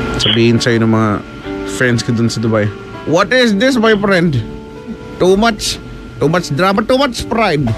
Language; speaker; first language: Filipino; native; Filipino